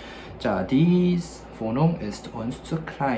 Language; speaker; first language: German; non-native, fluent; Korean